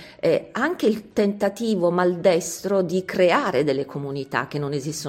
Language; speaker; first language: Italian; native; Italian